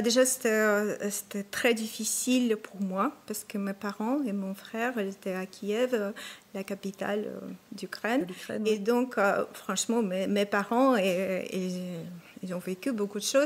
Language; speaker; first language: French; non-native, fluent; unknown